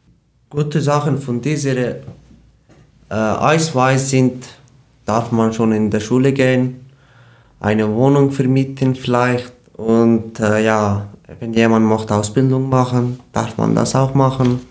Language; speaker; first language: German; non-native, learner; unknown